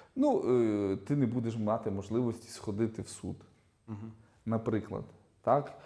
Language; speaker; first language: Ukrainian; native; Ukrainian